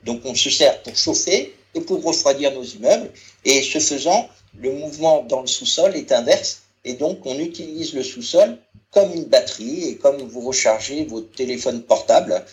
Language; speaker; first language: French; native; French